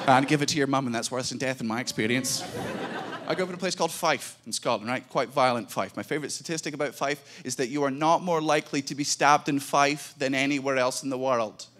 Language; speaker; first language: English; native; English